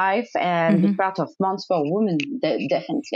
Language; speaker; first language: English; non-native, learner; French